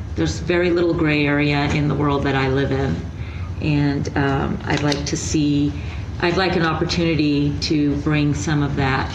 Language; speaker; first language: English; early bilingual, other home language; Spanish